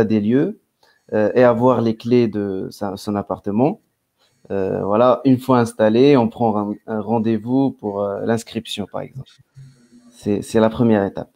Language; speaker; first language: French; non-native, local second language; Arabic